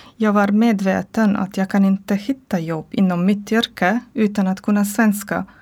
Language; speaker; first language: Swedish; non-native, learner; Croatian